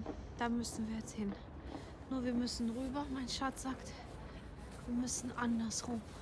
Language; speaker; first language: German; non-native, learner; Ukrainian